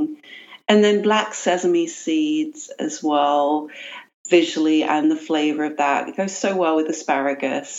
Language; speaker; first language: English; native; English